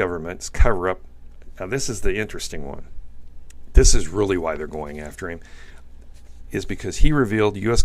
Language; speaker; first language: English; native; English